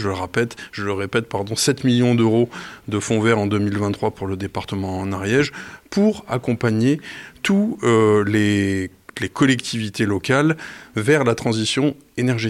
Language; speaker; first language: French; native; French